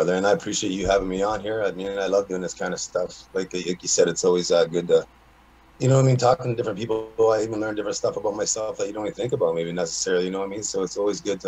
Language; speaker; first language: English; native; English